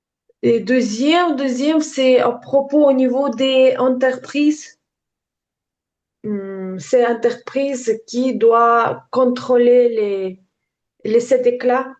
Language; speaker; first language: French; non-native, learner; Ukrainian